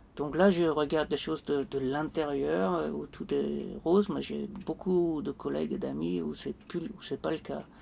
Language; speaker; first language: French; non-native, fluent; Danish